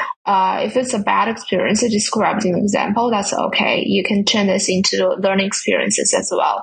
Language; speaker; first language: English; non-native, fluent; Chinese